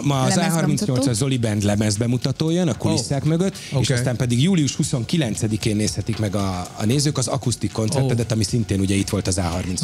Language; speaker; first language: Hungarian; native; Hungarian